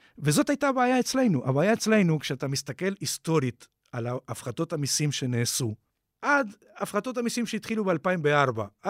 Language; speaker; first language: Hebrew; non-native, fluent; Spanish